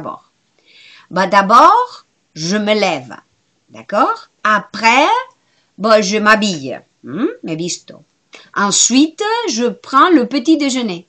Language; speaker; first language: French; non-native, fluent; Spanish